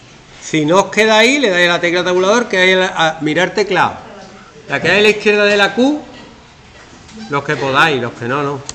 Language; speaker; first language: Spanish; native; Spanish